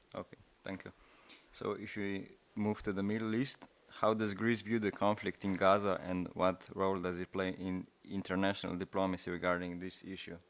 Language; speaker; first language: English; non-native, fluent; Slovenian